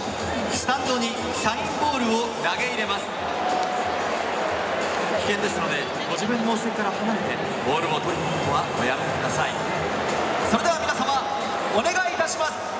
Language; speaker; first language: Japanese; native; Japanese